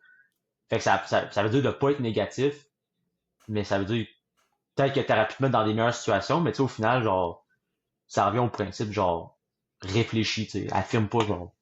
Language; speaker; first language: French; native; French